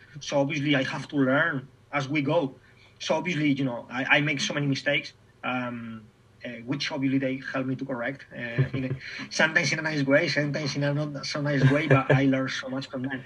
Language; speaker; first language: English; non-native, fluent; Spanish